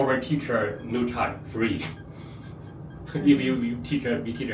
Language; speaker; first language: English; non-native, learner; Chinese